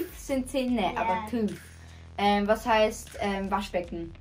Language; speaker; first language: German; native; German